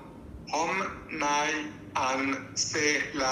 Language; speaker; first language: Vietnamese; non-native, learner; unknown